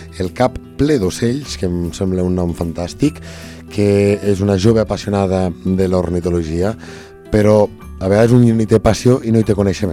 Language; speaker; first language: Catalan; native; Catalan